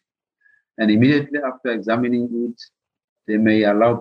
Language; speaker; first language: English; non-native, local second language; Southern Sotho